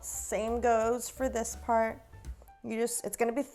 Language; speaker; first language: English; native; English